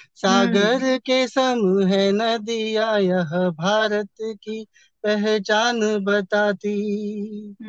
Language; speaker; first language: Hindi; native; Hindi